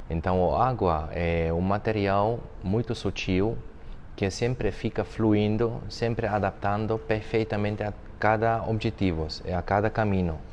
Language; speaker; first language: Portuguese; non-native, fluent; German